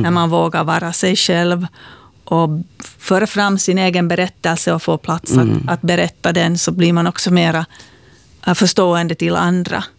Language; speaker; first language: Swedish; native; Swedish